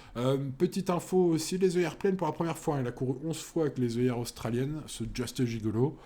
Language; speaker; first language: French; native; French